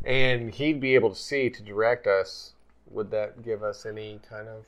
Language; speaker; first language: English; native; English